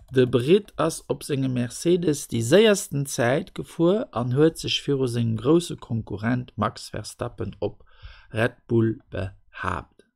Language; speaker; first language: German; non-native, local second language; Luxembourgish